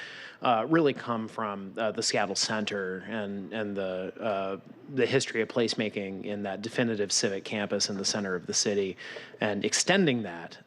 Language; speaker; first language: English; native; English